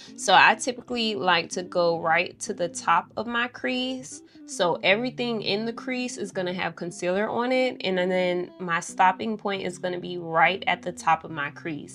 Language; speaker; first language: English; native; English